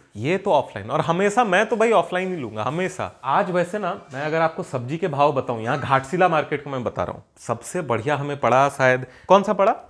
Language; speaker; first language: Hindi; native; Hindi